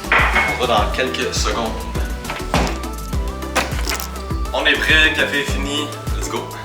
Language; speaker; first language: French; native; French